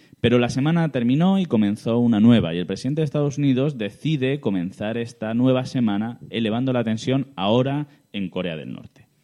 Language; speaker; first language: Spanish; native; Spanish